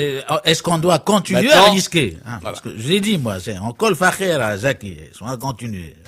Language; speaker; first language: French; non-native, local second language; Arabic